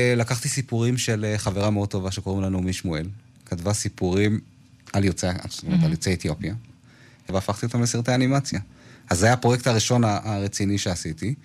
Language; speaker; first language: Hebrew; early bilingual, other home language; Amharic